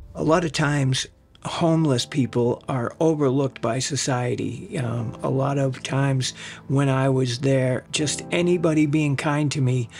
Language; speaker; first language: English; native; English